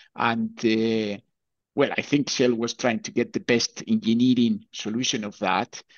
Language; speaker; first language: English; non-native, fluent; Spanish